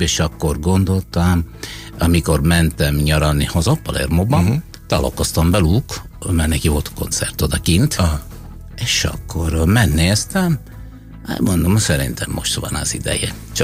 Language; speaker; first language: Hungarian; non-native, fluent; Italian